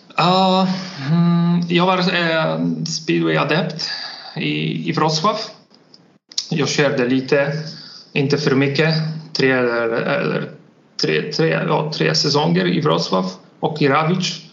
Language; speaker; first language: Swedish; non-native, learner; Polish